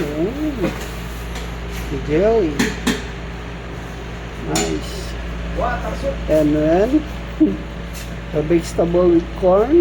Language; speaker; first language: English; non-native, local second language; Filipino